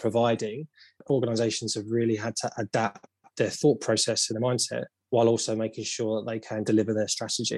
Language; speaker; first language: English; native; English